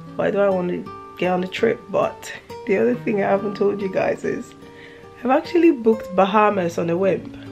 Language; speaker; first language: English; non-native, local second language; Yoruba